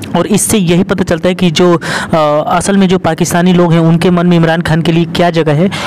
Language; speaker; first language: Hindi; native; Hindi